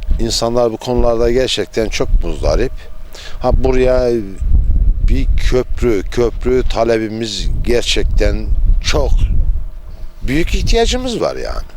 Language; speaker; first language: Turkish; native; Turkish